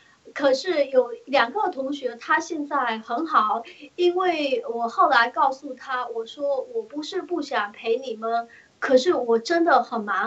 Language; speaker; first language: Chinese; early bilingual, heritage; Chinese